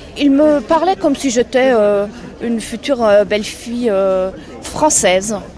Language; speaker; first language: French; non-native, fluent; German